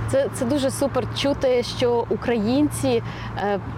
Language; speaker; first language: Ukrainian; native; Ukrainian